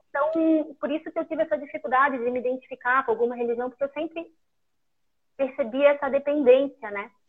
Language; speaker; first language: Portuguese; native; Portuguese